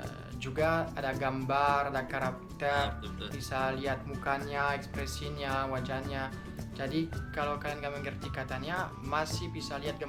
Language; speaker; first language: Indonesian; non-native, fluent; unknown